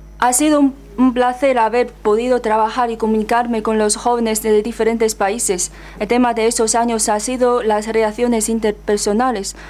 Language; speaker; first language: Spanish; non-native, fluent; Chinese